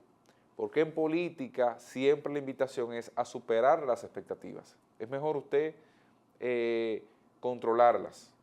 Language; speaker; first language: Spanish; native; Spanish